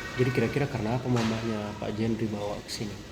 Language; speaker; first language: Indonesian; native; Indonesian